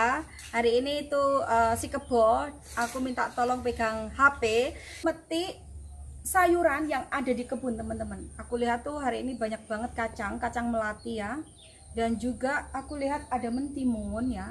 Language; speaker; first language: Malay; non-native, local second language; Javanese